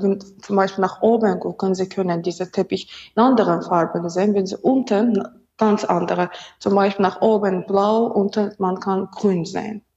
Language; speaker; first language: German; non-native, learner; Azerbaijani